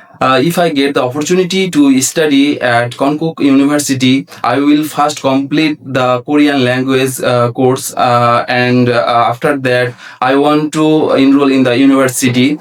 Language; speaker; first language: English; non-native, learner; Bangla